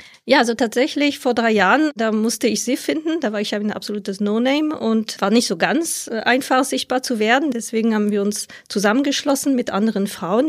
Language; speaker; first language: German; non-native, fluent; French